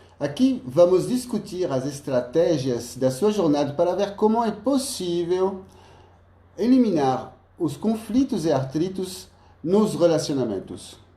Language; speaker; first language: Portuguese; non-native, fluent; French